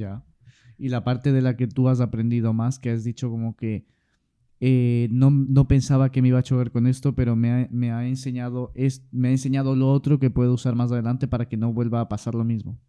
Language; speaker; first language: Spanish; native; Spanish